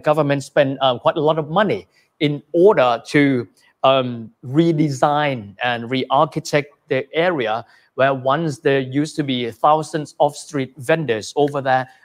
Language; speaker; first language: English; non-native, fluent; Thai